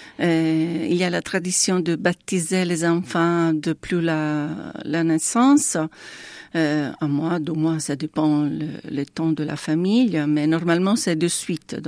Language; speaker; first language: French; non-native, fluent; Italian